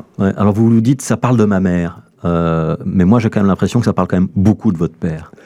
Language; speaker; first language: French; native; French